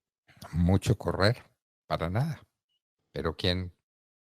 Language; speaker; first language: Spanish; native; Spanish